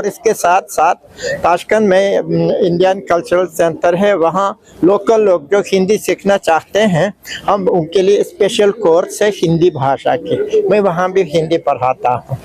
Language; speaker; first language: Hindi; non-native, fluent; Uzbek